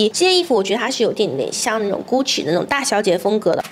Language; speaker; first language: Chinese; native; Chinese